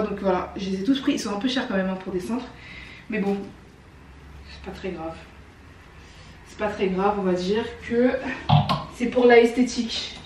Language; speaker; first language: French; native; French